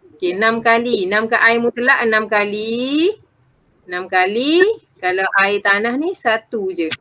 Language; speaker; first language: Malay; native; Malay